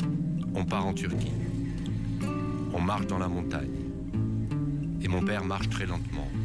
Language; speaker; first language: French; non-native, learner; Arabic